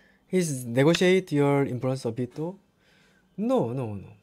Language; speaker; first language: English; non-native, learner; Korean